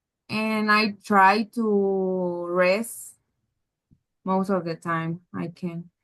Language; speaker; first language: English; non-native, learner; Spanish